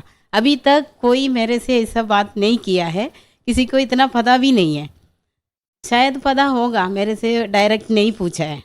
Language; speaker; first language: Hindi; non-native, local second language; Malayalam